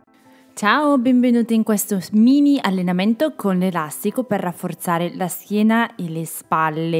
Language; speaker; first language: Italian; native; Italian